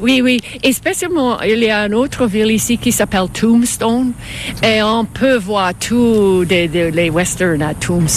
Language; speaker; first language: French; non-native, fluent; English